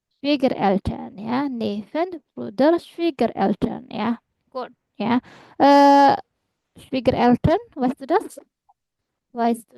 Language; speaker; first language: German; non-native, fluent; Indonesian